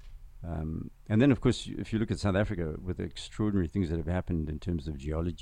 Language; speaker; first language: English; non-native, local second language; Zulu